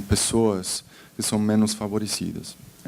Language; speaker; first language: Portuguese; non-native, fluent; Spanish